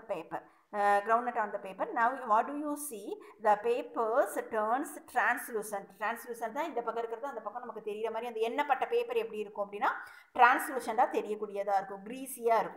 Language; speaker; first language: English; non-native, local second language; Tamil